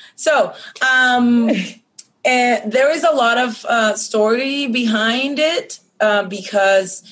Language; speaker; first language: English; non-native, fluent; Spanish